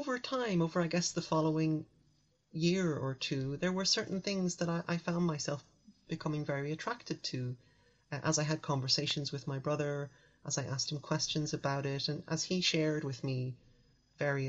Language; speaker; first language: English; native; English